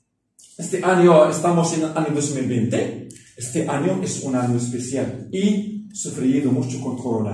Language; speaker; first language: Spanish; non-native, fluent; Arabic